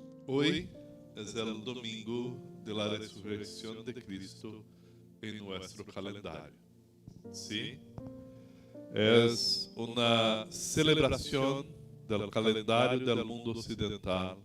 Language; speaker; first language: Spanish; non-native, fluent; Portuguese